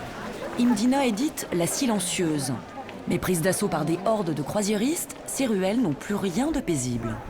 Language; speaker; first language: French; native; French